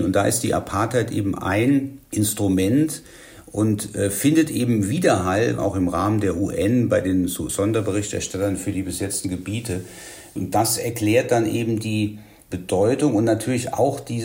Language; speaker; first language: German; native; German